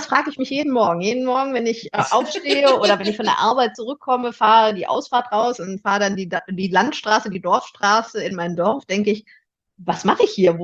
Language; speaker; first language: German; native; German